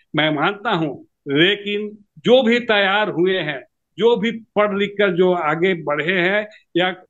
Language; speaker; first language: Hindi; native; Hindi